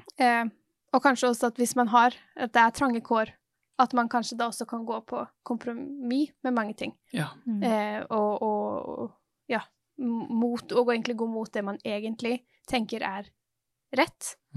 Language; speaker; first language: Norwegian; native; Norwegian